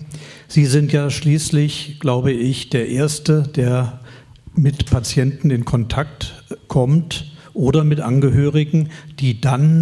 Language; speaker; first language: German; native; German